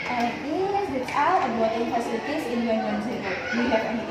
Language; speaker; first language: English; non-native, learner; Indonesian